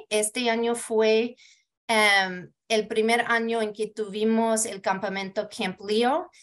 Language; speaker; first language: Spanish; early bilingual, heritage; Spanish